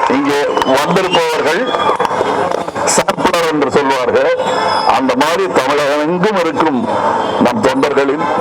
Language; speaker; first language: Tamil; native; Tamil